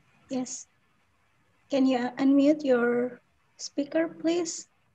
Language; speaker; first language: English; non-native, fluent; Indonesian